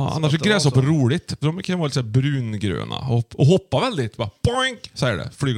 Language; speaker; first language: Swedish; native; Swedish